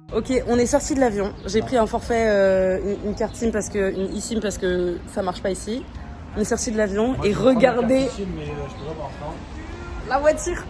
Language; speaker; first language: French; native; French